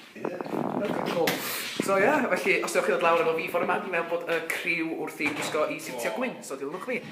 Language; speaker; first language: Welsh; native; Welsh